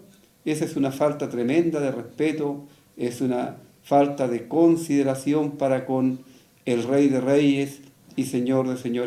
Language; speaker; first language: Spanish; native; Spanish